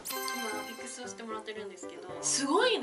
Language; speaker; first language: Japanese; native; Japanese